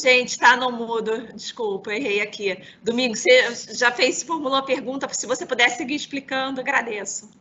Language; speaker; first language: Portuguese; native; Portuguese